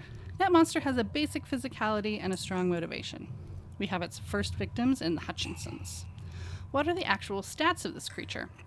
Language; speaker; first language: English; native; English